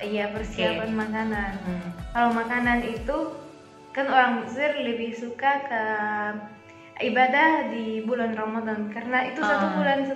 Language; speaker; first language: Indonesian; non-native, fluent; Arabic